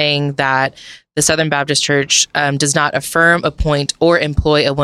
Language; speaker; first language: English; native; English